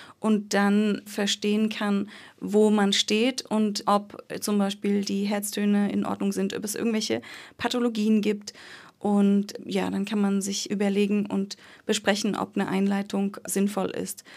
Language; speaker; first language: German; native; German